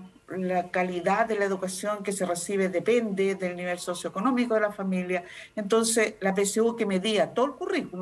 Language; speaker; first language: Spanish; native; Spanish